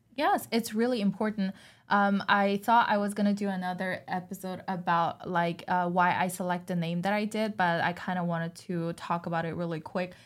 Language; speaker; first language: English; non-native, fluent; Chinese